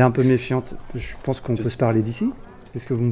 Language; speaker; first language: French; native; French